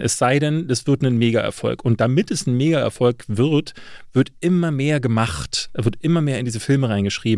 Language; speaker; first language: German; native; German